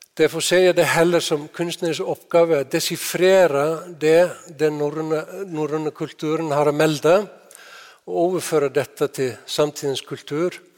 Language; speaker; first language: Norwegian; non-native, fluent; Icelandic